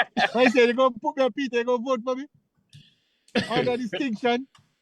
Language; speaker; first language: English; native; English